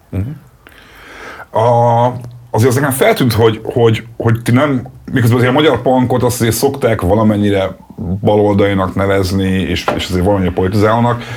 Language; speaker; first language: Hungarian; native; Hungarian